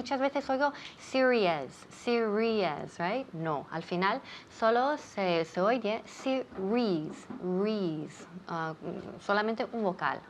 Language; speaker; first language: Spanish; non-native, fluent; English